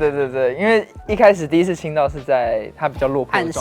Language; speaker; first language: Chinese; native; Chinese